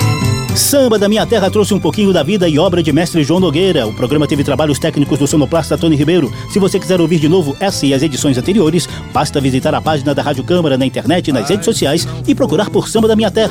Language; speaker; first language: Portuguese; native; Portuguese